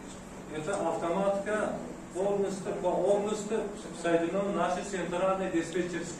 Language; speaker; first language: Russian; non-native, local second language; Uzbek